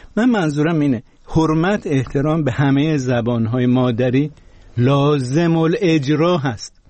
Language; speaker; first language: Persian; non-native, local second language; Azerbaijani